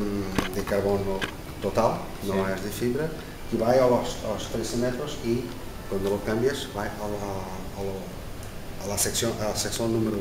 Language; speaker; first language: Spanish; non-native, learner; Portuguese